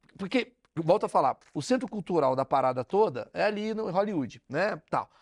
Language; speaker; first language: Portuguese; native; Portuguese